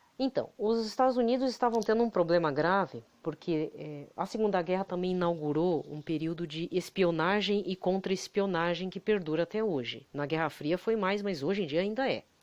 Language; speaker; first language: Portuguese; native; Portuguese